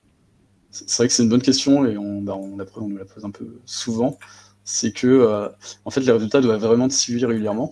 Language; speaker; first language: French; native; French